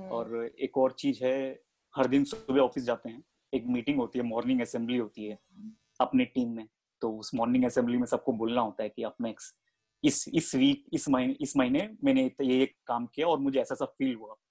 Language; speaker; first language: Hindi; native; Hindi